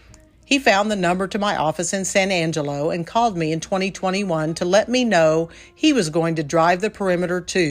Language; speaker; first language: English; native; English